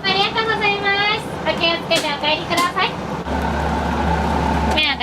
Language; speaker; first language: Japanese; native; Japanese